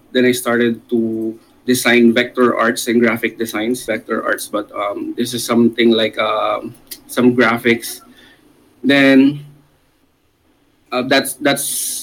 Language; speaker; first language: English; non-native, local second language; Filipino